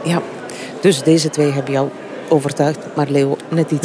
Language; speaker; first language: Dutch; native; Dutch